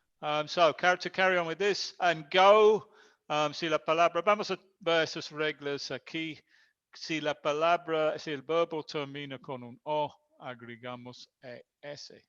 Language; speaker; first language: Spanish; non-native, fluent; English